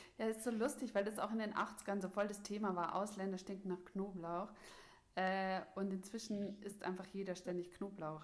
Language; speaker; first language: German; native; German